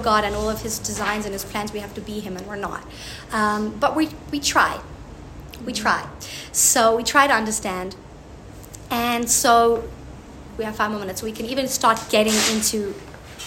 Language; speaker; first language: English; native; English